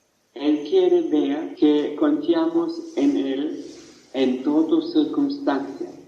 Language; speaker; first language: Spanish; non-native, fluent; German